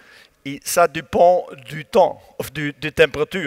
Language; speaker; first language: French; non-native, learner; Dutch